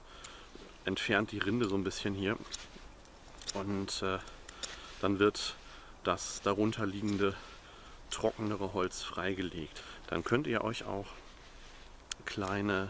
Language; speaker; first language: German; native; German